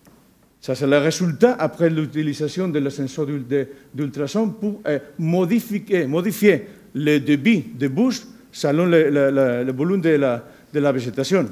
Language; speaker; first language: French; non-native, learner; Spanish